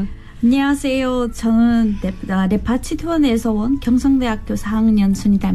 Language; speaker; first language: Korean; non-native, fluent; Nepali